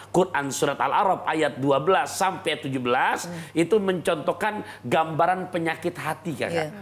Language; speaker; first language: Indonesian; native; Indonesian